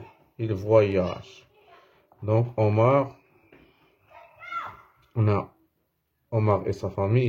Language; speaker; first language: French; non-native, fluent; Arabic